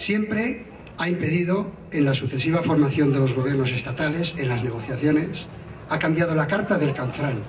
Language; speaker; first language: Spanish; native; Spanish